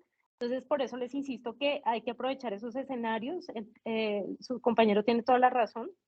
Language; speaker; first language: Spanish; native; Spanish